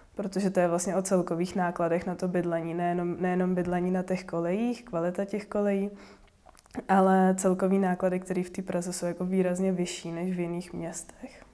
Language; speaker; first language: Czech; native; Czech